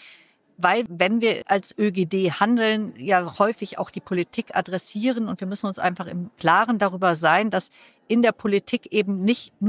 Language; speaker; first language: German; native; German